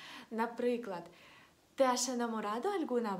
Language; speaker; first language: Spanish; non-native, fluent; Ukrainian